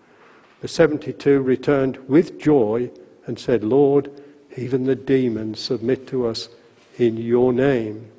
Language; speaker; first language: English; native; English